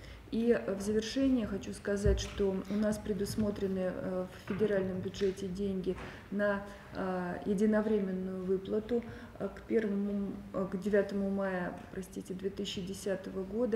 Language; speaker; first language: Russian; native; Russian